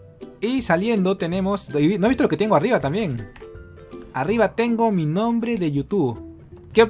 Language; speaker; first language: Spanish; native; Spanish